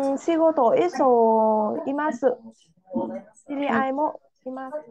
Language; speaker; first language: Japanese; non-native, learner; Vietnamese